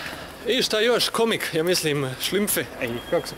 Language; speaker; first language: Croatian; early bilingual, heritage; Croatian